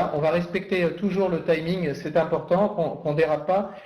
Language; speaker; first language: French; native; French